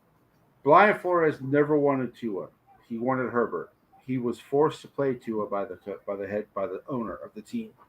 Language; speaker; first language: English; native; English